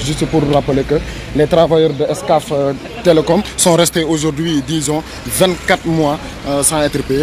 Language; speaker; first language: French; non-native, local second language; Wolof